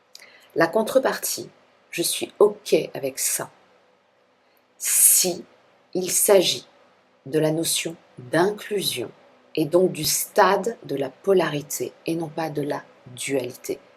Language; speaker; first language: French; native; French